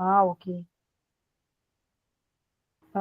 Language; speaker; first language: French; non-native, learner; Portuguese